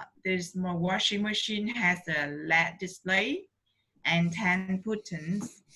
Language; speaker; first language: English; non-native, learner; Vietnamese